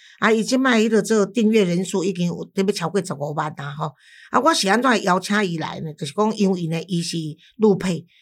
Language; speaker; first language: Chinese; native; Chinese